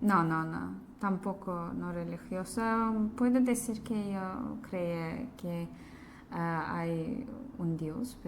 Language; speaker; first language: Spanish; non-native, learner; Azerbaijani